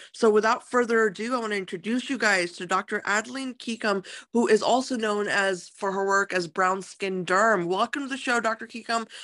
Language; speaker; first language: English; native; English